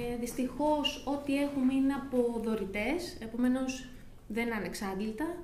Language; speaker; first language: Greek; native; Greek